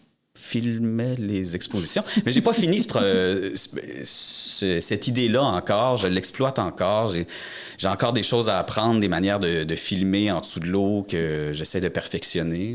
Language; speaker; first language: French; native; French